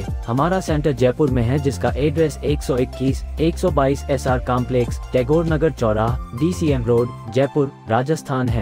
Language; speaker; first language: Hindi; native; Hindi